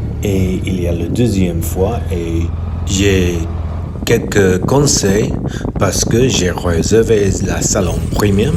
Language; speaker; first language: French; non-native, learner; English